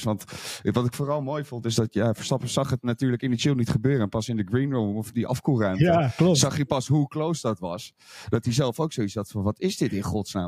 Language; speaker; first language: Dutch; native; Dutch